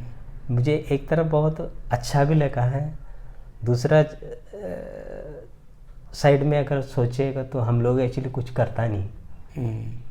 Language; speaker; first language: Hindi; non-native, local second language; Malayalam